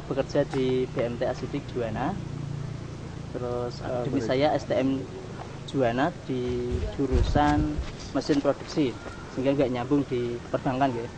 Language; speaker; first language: Indonesian; non-native, local second language; Javanese